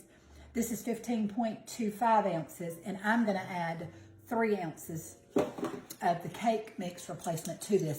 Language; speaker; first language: English; native; English